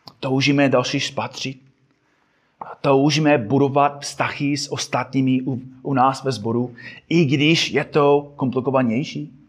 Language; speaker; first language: Czech; non-native, fluent; English